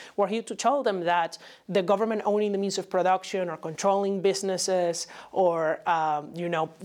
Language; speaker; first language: English; non-native, fluent; Spanish